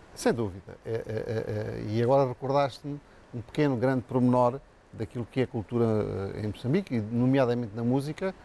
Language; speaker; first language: Portuguese; native; Portuguese